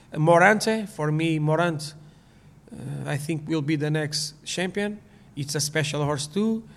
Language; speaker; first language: English; non-native, learner; Portuguese